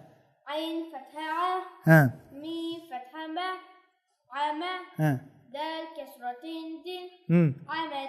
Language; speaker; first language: Arabic; non-native, learner; Uzbek